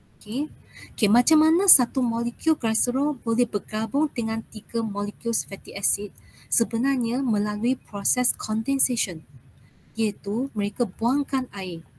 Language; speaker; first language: Malay; non-native, local second language; Chinese